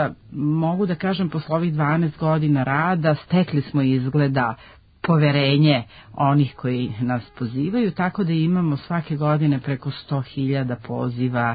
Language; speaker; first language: Serbian; native; Serbian